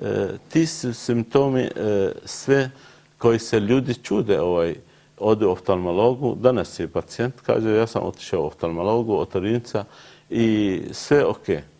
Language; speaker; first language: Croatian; non-native, learner; Arabic